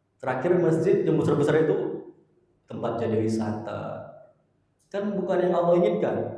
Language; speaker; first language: Indonesian; native; Indonesian